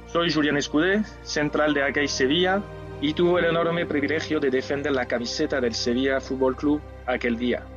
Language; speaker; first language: Spanish; non-native, fluent; French